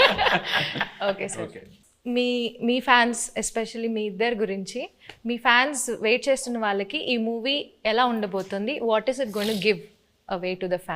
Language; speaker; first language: Telugu; native; Telugu